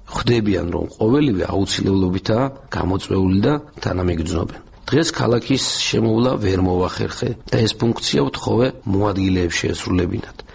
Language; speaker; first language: Georgian; native; Georgian